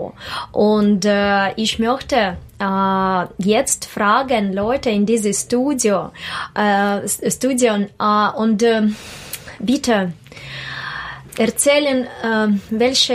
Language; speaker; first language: German; non-native, learner; Russian